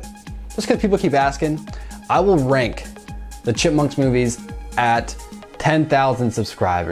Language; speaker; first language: English; native; English